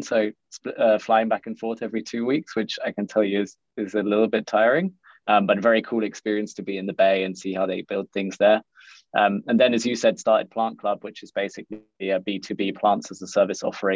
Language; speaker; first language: English; native; English